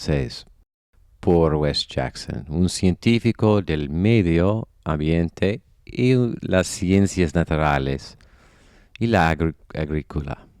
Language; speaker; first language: Spanish; non-native, fluent; English